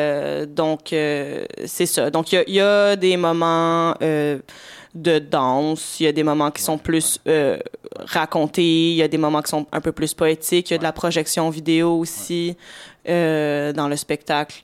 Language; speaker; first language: French; native; French